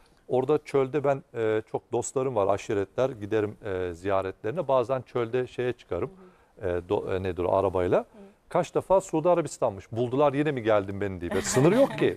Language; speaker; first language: Turkish; native; Turkish